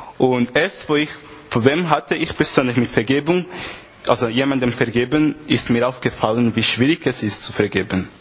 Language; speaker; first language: German; non-native, fluent; Portuguese